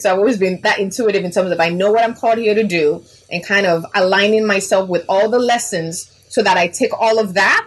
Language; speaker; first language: English; non-native, local second language; Yoruba